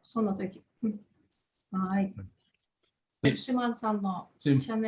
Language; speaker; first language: Japanese; non-native, fluent; Tatar